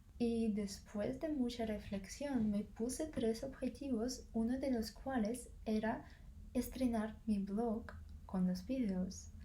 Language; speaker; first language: Spanish; non-native, fluent; Russian